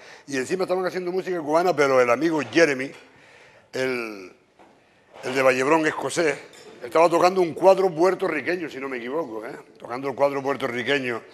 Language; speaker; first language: Spanish; native; Spanish